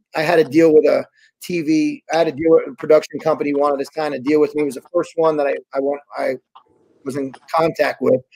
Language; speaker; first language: English; native; English